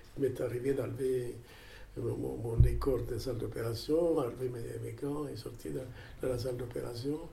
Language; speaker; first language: French; non-native, fluent; Amharic